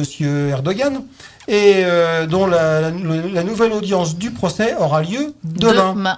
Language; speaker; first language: French; native; French